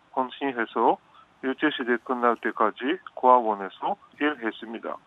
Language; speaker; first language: Korean; non-native, fluent; Japanese